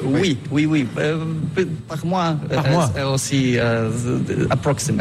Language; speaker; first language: French; non-native, learner; Polish